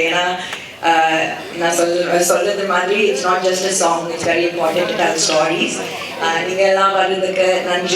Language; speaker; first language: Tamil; early bilingual, heritage; Tamil